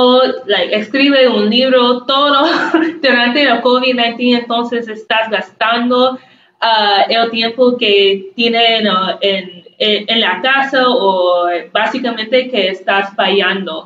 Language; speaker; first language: Spanish; non-native, learner; English